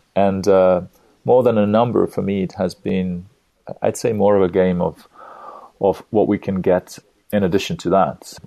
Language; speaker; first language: English; non-native, fluent; Estonian